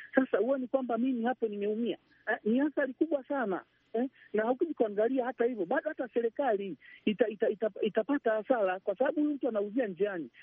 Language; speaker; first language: Swahili; native; Swahili